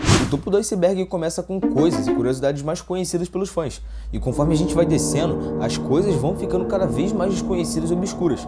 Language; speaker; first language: Portuguese; native; Portuguese